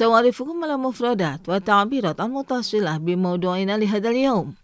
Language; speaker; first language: Arabic; non-native, fluent; Indonesian